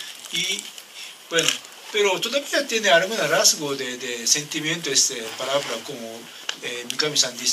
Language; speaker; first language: Spanish; non-native, learner; Japanese